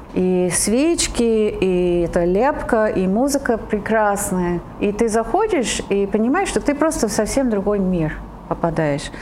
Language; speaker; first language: Russian; non-native, fluent; Italian